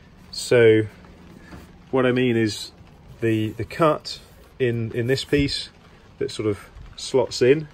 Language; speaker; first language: English; native; English